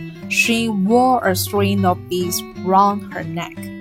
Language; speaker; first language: English; non-native, fluent; Chinese